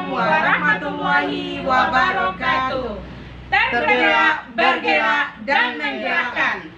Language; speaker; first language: Indonesian; native; Indonesian